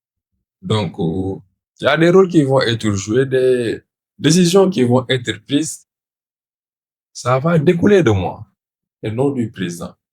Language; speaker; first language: French; non-native, local second language; Wolof